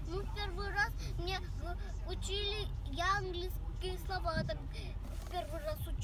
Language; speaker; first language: Russian; early bilingual, heritage; Russian